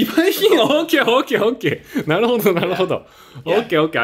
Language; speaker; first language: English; non-native, learner; Japanese